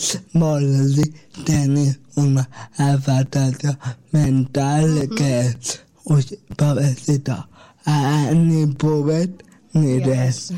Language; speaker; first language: Catalan; non-native, local second language; Spanish